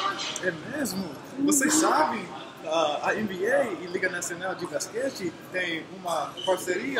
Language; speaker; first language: Portuguese; non-native, learner; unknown